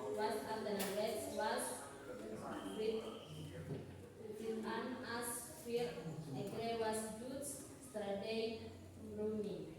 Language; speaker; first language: English; non-native, learner; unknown